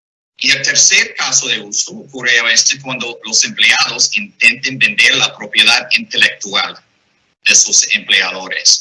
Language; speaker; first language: Spanish; non-native, fluent; English